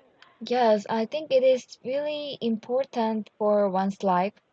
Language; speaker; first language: English; non-native, learner; Korean